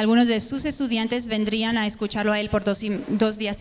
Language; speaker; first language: Spanish; native; Spanish